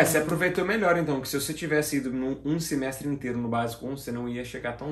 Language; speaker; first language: Portuguese; native; Portuguese